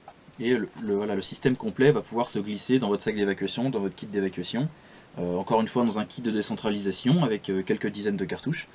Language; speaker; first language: French; native; French